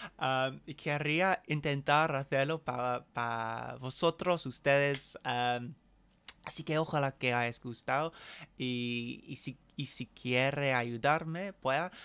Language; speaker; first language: Spanish; non-native, learner; English